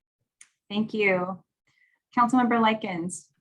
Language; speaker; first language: English; native; English